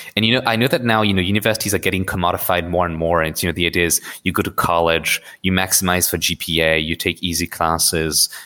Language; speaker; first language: English; early bilingual, other home language; Arabic